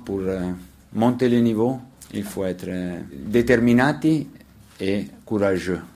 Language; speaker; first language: French; non-native, fluent; Italian